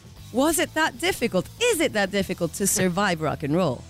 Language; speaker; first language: English; non-native, fluent; Italian